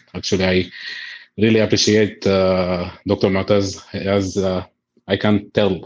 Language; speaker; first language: English; non-native, fluent; Arabic